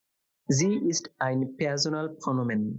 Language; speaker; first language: German; non-native, fluent; Bangla